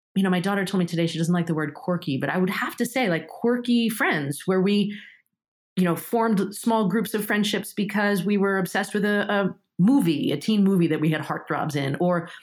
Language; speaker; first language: English; early bilingual, other home language; Japanese